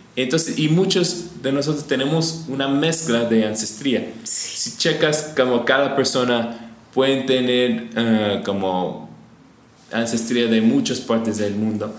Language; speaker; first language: Spanish; non-native, fluent; English